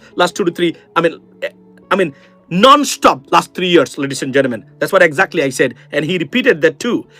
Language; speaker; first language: English; non-native, local second language; Bangla